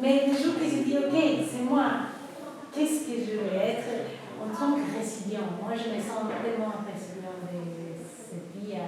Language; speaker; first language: French; non-native, fluent; Spanish